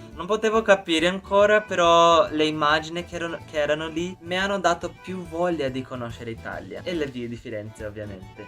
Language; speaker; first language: Italian; non-native, learner; Portuguese